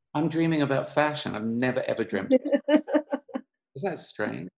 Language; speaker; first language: English; native; English